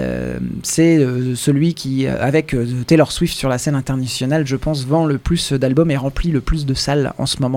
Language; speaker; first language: French; native; French